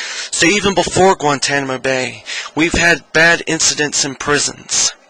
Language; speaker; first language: English; native; English